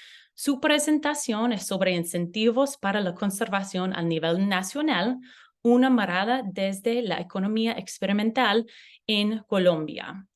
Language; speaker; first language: Spanish; non-native, learner; English